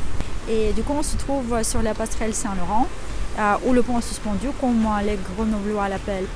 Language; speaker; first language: French; non-native, fluent; Russian